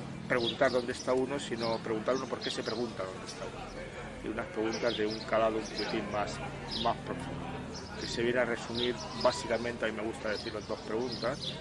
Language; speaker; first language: Spanish; native; Spanish